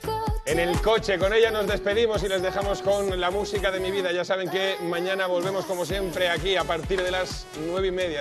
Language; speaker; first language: Spanish; native; Spanish